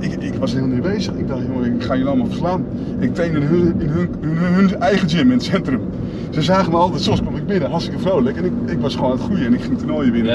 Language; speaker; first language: Dutch; native; Dutch